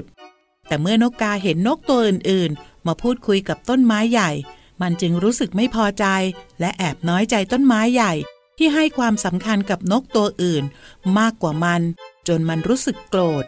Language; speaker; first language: Thai; native; Thai